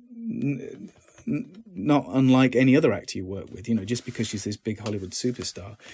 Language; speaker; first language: English; native; English